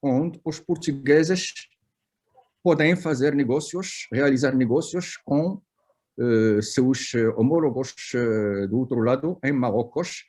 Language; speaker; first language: Portuguese; non-native, fluent; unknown